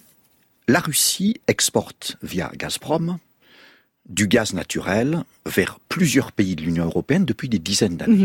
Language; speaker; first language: French; native; French